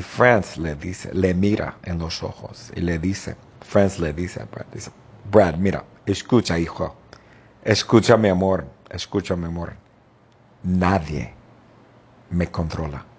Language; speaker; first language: Spanish; non-native, fluent; English